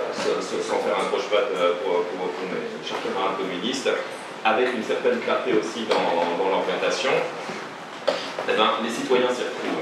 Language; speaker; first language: French; native; French